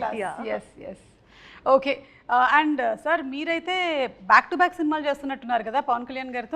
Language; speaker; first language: Telugu; native; Telugu